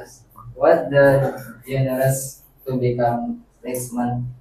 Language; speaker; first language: English; non-native, learner; Indonesian